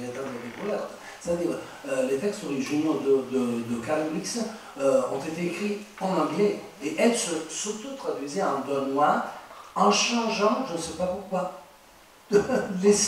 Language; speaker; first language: French; non-native, fluent; Italian